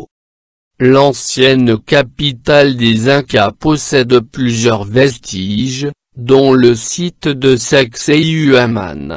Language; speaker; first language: French; non-native, local second language; Arabic